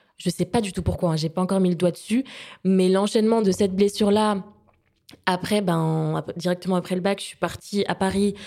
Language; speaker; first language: French; native; French